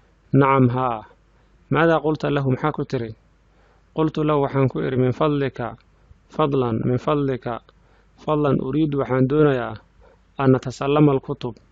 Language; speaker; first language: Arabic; non-native, fluent; Somali